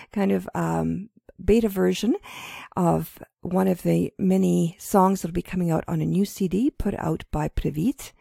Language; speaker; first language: English; early bilingual, other home language; Ukrainian